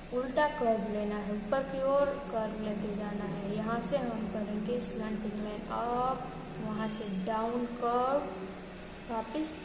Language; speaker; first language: Hindi; non-native, local second language; Gujarati